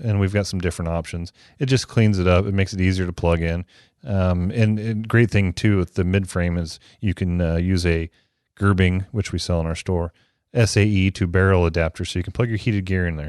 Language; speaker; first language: English; native; English